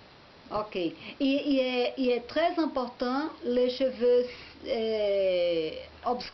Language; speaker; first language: French; non-native, learner; Portuguese